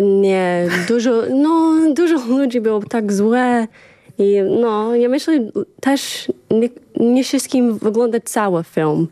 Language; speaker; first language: Polish; early bilingual, heritage; English